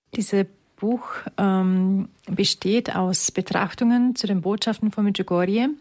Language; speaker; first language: German; non-native, fluent; Romanian